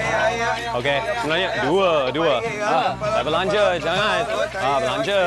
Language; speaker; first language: Indonesian; non-native, learner; English